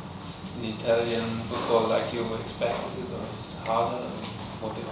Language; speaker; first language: English; non-native, fluent; Italian